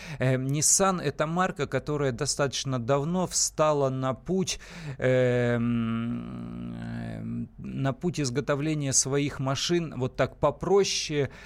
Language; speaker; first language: Russian; native; Russian